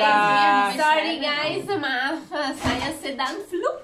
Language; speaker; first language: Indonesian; non-native, learner; Italian